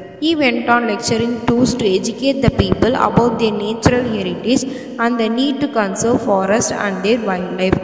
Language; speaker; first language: English; non-native, local second language; Tamil